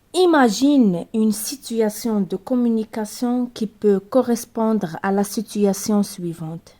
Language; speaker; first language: French; non-native, local second language; Arabic